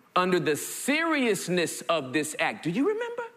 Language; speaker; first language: English; native; English